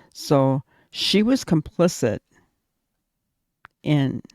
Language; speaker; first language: English; native; English